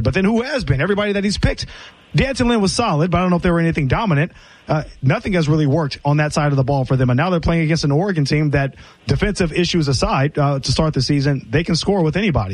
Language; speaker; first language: English; native; English